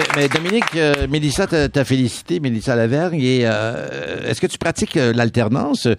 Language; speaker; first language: French; native; French